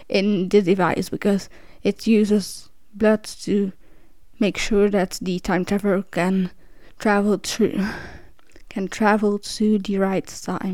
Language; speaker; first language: English; non-native, fluent; Dutch